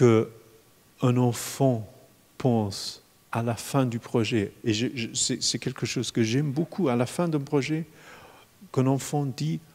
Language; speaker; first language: French; non-native, fluent; English